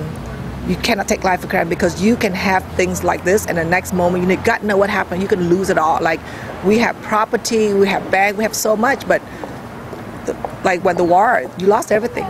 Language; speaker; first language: English; early bilingual, other home language; Vietnamese